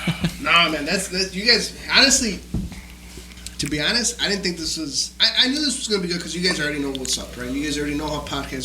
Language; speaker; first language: English; early bilingual, other home language; Spanish